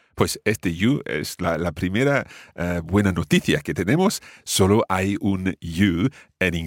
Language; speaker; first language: Spanish; non-native, fluent; English